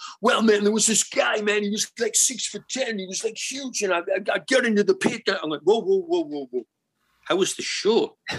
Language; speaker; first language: English; native; English